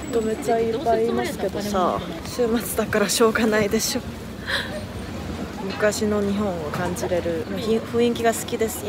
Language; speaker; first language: Japanese; non-native, learner; Korean